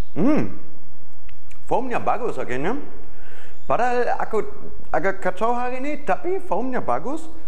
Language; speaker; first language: Indonesian; non-native, fluent; German